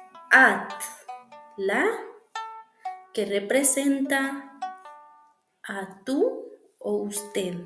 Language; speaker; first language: Spanish; non-native, local second language; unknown